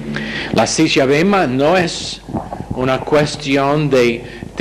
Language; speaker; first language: Spanish; non-native, fluent; English